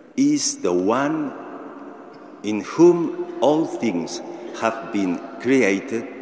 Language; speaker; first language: English; non-native, learner; Catalan